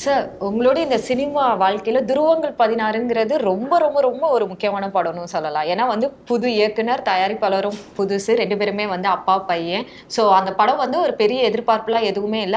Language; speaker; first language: Tamil; native; Tamil